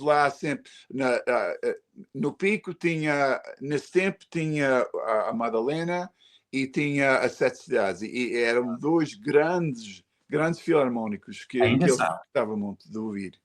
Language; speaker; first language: Portuguese; early bilingual, heritage; Portuguese